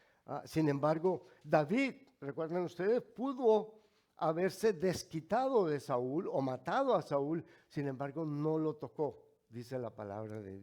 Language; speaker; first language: Spanish; native; Spanish